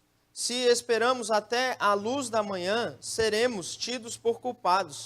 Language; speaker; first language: Portuguese; native; Portuguese